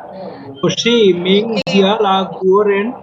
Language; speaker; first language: Chinese; non-native, learner; Bangla